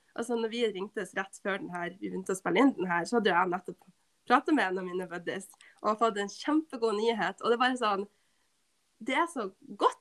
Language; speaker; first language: Norwegian; native; Norwegian